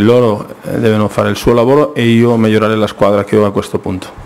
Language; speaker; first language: Italian; non-native, fluent; Spanish